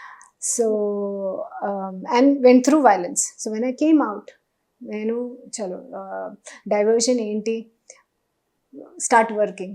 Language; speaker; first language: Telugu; non-native, learner; Hindi